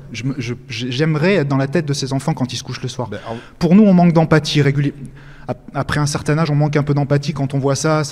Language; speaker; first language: French; native; French